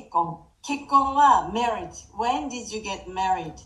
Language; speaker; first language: English; non-native, fluent; Japanese